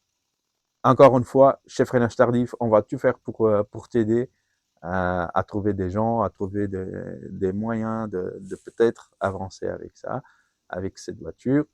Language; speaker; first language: French; non-native, fluent; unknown